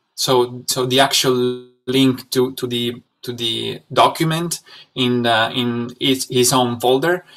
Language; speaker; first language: English; non-native, fluent; Italian